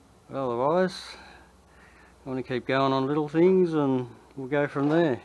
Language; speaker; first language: English; native; English